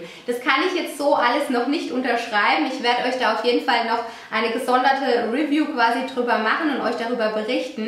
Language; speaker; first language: German; native; German